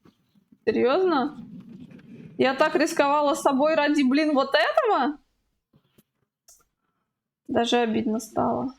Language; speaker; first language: Russian; native; Russian